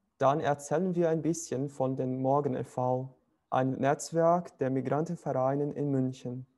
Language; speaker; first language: German; non-native, fluent; Portuguese